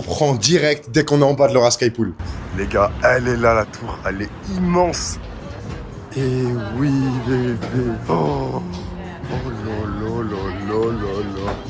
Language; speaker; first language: French; native; French